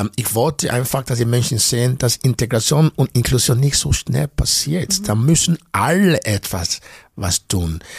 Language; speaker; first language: German; non-native, fluent; Bini